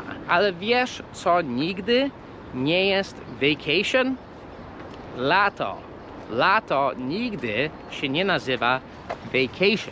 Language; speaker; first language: Polish; non-native, fluent; English